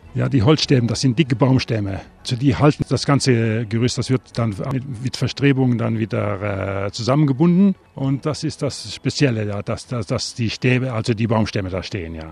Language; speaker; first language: German; native; German